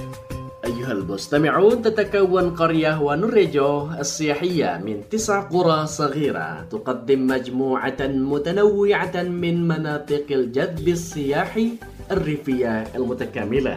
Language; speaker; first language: Arabic; non-native, fluent; Indonesian